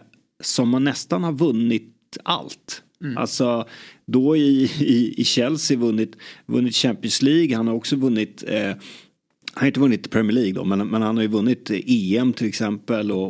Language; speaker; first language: Swedish; native; Swedish